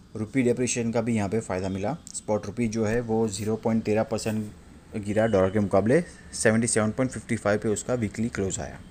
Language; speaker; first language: Hindi; non-native, local second language; Gujarati